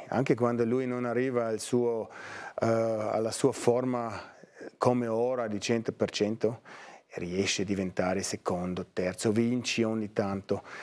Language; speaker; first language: Italian; non-native, fluent; German